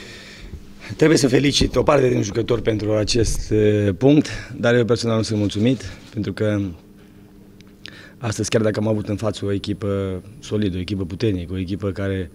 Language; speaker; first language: Romanian; native; Romanian